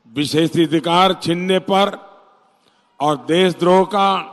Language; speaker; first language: Hindi; non-native, local second language; Gujarati